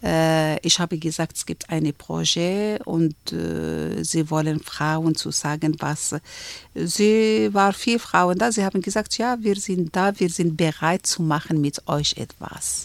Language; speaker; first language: German; non-native, learner; Arabic